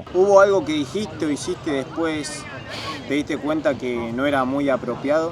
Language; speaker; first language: Spanish; native; Spanish